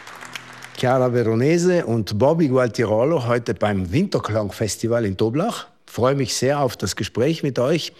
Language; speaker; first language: German; native; German